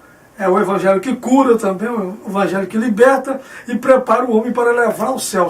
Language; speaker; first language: Portuguese; native; Portuguese